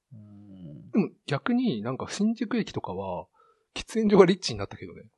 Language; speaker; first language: Japanese; native; Japanese